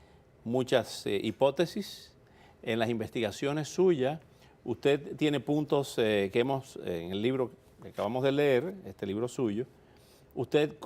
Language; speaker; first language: Spanish; native; Spanish